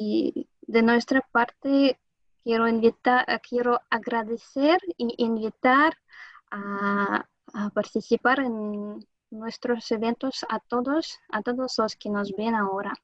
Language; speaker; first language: Spanish; non-native, fluent; Russian